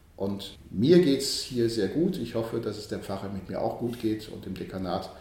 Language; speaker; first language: German; native; German